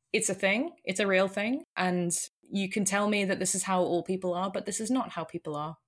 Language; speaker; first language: English; native; English